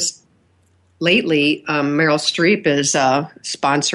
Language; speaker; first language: English; native; English